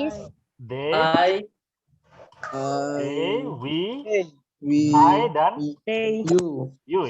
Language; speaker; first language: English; non-native, fluent; Indonesian